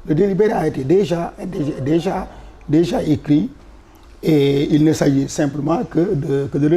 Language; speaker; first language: French; non-native, local second language; Wolof